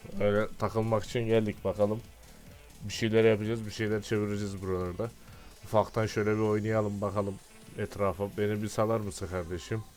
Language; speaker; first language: Turkish; native; Turkish